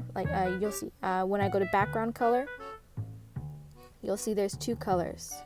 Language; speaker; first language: English; native; English